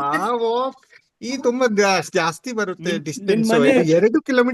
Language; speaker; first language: Kannada; non-native, learner; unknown